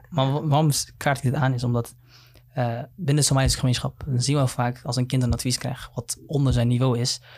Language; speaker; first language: Dutch; early bilingual, other home language; Somali